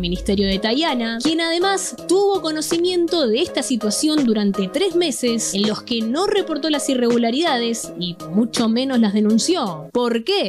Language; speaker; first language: Spanish; native; Spanish